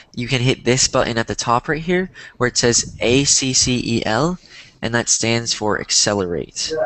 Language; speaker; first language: English; native; English